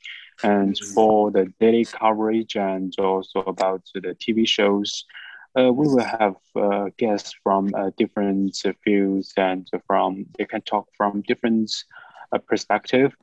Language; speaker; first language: English; non-native, fluent; Chinese